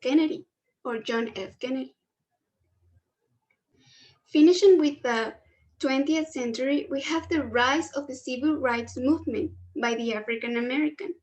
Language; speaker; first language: English; non-native, learner; Spanish